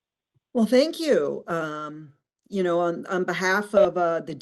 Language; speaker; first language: English; native; English